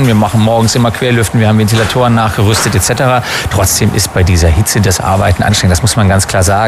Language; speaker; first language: German; native; German